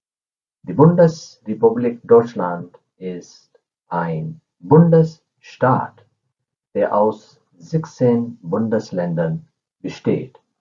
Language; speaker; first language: German; non-native, fluent; Urdu